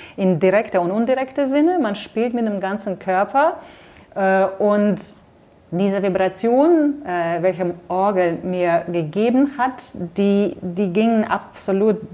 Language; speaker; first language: German; non-native, fluent; Latvian